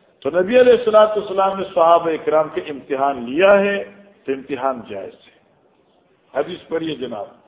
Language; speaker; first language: Urdu; non-native, local second language; Northern Hindko